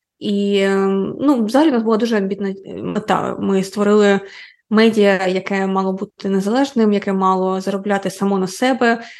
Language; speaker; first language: Ukrainian; non-native, local second language; Russian